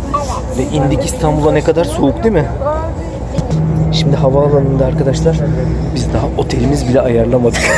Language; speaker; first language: Turkish; native; Turkish